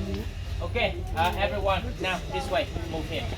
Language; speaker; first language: English; non-native, learner; Vietnamese